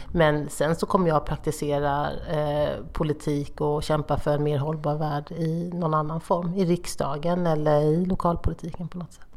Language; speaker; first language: Swedish; native; Swedish